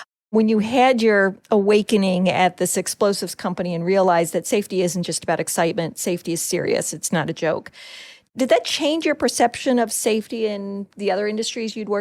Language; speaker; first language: English; native; English